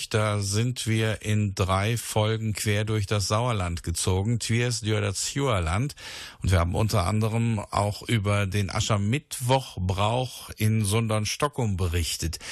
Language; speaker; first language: German; native; German